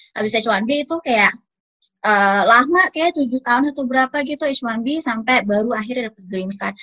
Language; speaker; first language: Indonesian; native; Indonesian